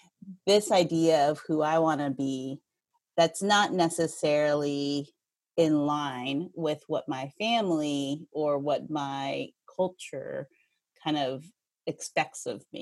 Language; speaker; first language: English; early bilingual, other home language; Filipino